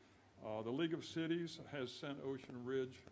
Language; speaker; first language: English; native; English